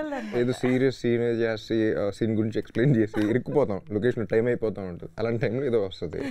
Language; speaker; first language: Telugu; native; Telugu